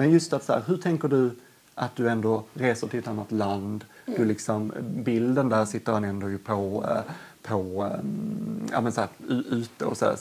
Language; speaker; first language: Swedish; native; Swedish